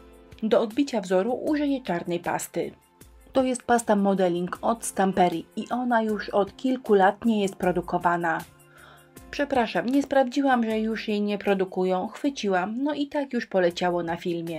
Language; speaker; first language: Polish; native; Polish